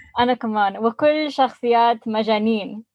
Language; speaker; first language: Arabic; non-native, learner; English